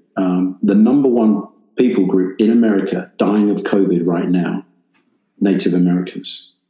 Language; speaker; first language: English; native; English